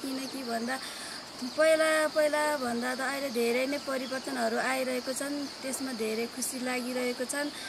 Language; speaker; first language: Nepali; non-native, local second language; Eastern Tamang